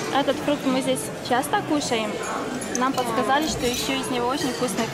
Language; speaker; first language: Russian; native; Russian